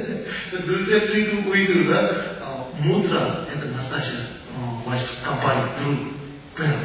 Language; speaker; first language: Russian; non-native, learner; Tibetan